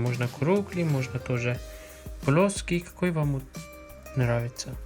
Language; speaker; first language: Russian; non-native, fluent; Persian